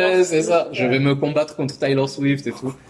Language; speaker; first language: French; native; French